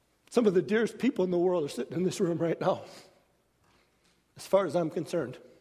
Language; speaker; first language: English; native; English